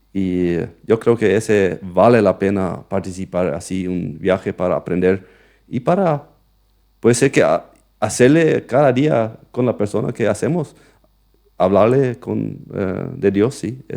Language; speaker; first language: Spanish; non-native, local second language; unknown